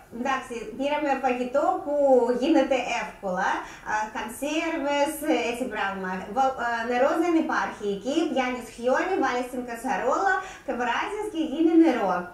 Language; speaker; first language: Greek; non-native, learner; Russian